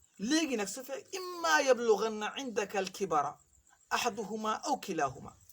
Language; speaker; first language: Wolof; non-native, local second language; Fula